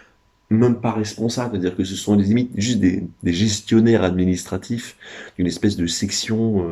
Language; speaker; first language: French; native; French